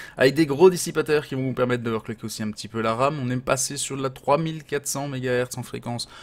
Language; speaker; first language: French; native; French